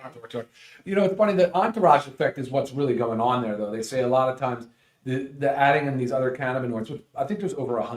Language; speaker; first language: English; native; English